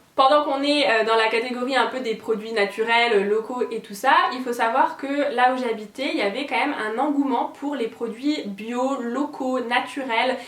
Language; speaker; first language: French; native; French